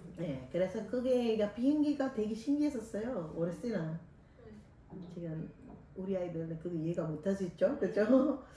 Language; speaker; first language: Korean; non-native, fluent; Sinhala